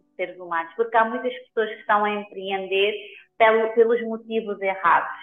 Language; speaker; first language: Portuguese; non-native, local second language; Kabuverdianu